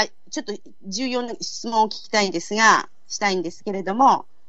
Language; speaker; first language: Japanese; native; Japanese